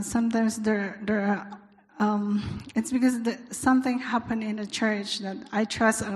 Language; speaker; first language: English; non-native, local second language; Iloko